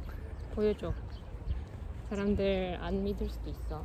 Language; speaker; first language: Korean; non-native, fluent; Russian